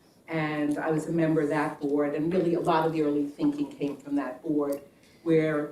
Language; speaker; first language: English; native; English